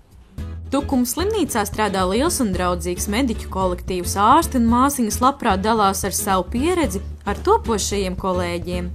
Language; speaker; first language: Latvian; native; Latvian